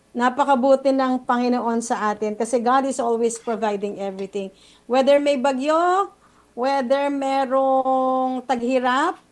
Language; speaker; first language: Filipino; native; Filipino